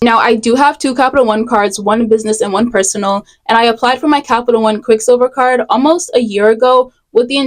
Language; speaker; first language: English; native; English